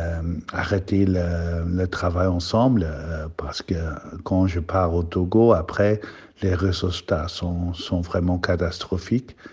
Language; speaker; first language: French; non-native, fluent; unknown